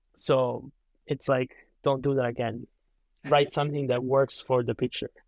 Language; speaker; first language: English; non-native, fluent; Italian